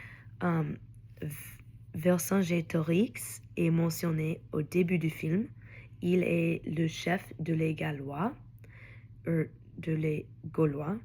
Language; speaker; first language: French; non-native, learner; English